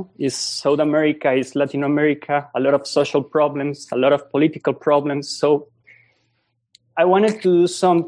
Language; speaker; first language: English; non-native, fluent; Spanish